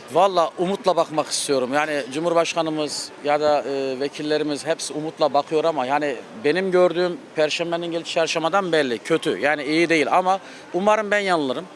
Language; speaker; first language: Turkish; native; Turkish